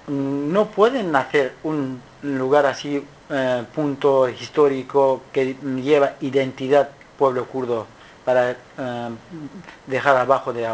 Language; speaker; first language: Spanish; non-native, learner; Kurdish